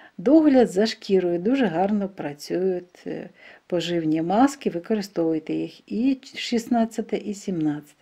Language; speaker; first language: Ukrainian; non-native, local second language; Russian